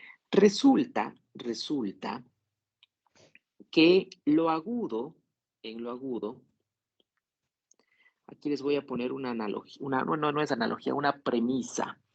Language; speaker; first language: Spanish; native; Spanish